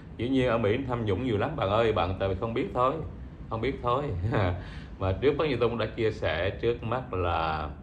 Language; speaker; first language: Vietnamese; native; Vietnamese